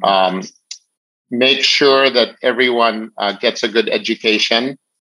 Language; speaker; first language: English; non-native, local second language; Filipino